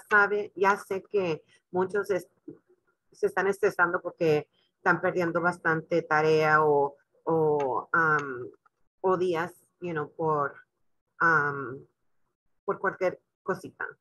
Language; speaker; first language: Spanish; non-native, local second language; English